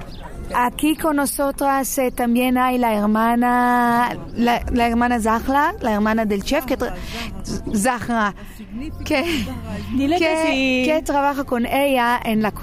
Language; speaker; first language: Spanish; non-native, fluent; Hebrew